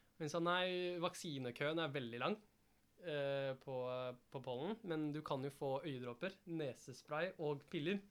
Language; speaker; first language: Norwegian; early bilingual, other home language; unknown